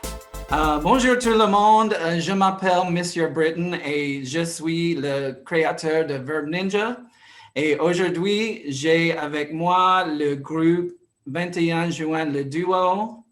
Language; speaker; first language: French; non-native, fluent; English